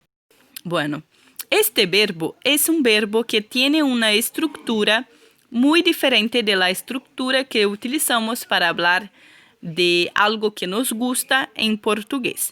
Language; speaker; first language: Spanish; non-native, fluent; Portuguese